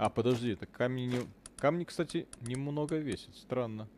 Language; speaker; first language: Russian; native; Russian